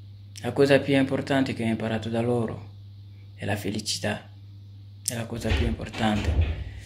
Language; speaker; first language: Italian; non-native, fluent; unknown